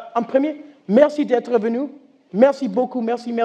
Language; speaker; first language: French; non-native, learner; English